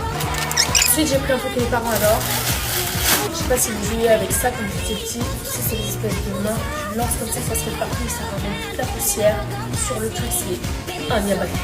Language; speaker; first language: French; native; French